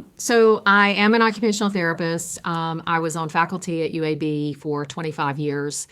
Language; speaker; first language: English; native; English